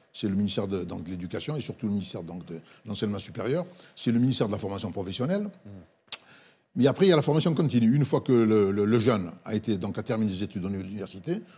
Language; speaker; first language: French; non-native, local second language; Arabic